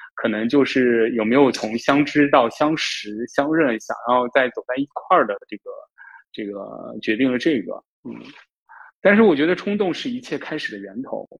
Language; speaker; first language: Chinese; native; Chinese